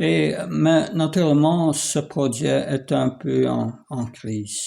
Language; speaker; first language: French; non-native, fluent; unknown